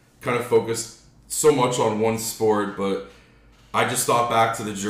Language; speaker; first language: English; native; English